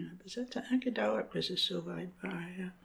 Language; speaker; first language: German; non-native, fluent; English